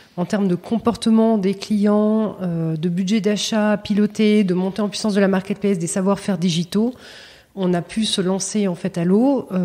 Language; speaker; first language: French; native; French